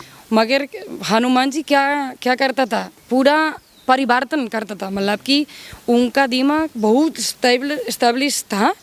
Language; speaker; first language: Hindi; non-native, learner; Spanish